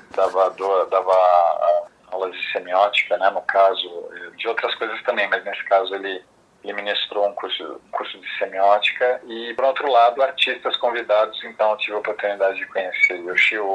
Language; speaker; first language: Portuguese; native; Portuguese